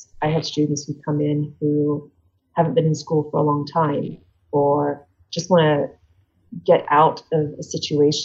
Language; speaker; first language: English; native; English